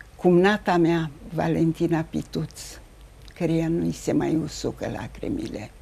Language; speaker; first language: Romanian; native; Romanian